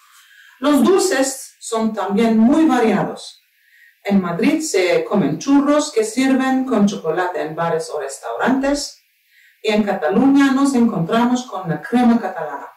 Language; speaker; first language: Spanish; non-native, fluent; Turkish